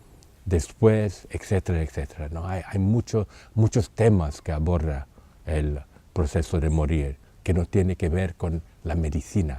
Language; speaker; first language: Spanish; non-native, fluent; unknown